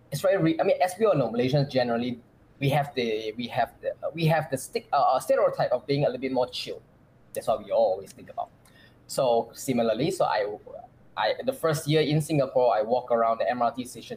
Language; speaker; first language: English; non-native, local second language; Chinese